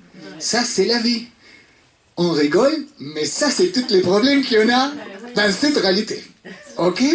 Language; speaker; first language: French; non-native, fluent; Spanish